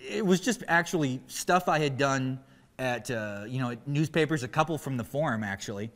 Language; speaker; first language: English; native; English